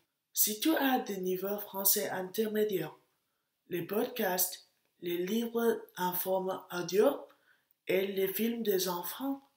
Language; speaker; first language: French; non-native, learner; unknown